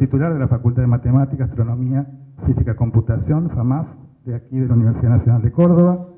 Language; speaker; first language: Spanish; native; Spanish